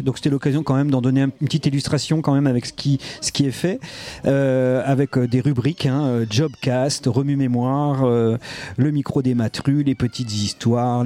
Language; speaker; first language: French; native; French